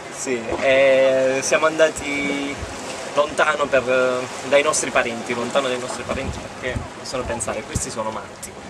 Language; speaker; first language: Italian; native; Italian